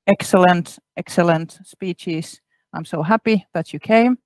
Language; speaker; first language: English; non-native, fluent; Finnish